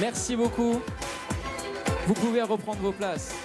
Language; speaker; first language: French; native; French